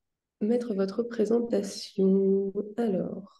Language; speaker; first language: French; native; French